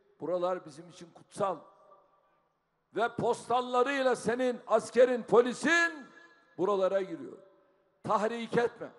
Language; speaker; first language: Turkish; native; Turkish